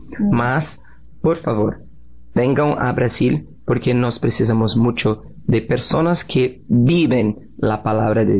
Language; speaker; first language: Spanish; non-native, learner; Portuguese